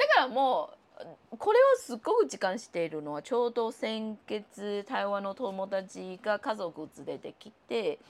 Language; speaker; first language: Japanese; non-native, fluent; Chinese